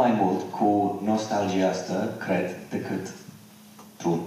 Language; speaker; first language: Romanian; non-native, fluent; English